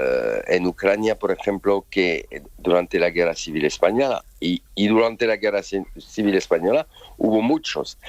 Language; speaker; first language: Spanish; non-native, fluent; French